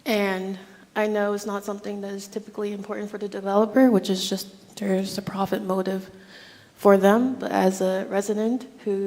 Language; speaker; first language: English; native; English